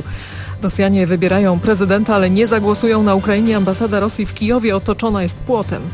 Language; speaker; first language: Polish; native; Polish